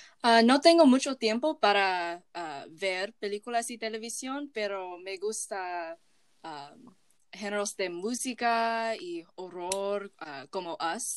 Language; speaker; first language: Spanish; non-native, learner; English